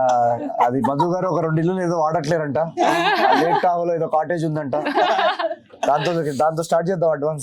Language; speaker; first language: Telugu; native; Telugu